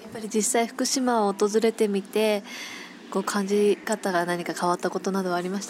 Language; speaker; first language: Japanese; native; Japanese